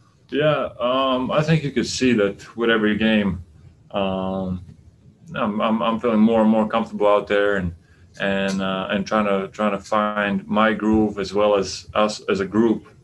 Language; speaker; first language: English; non-native, fluent; Latvian